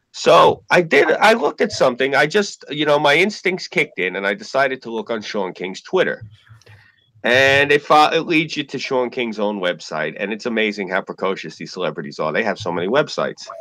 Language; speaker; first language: English; native; English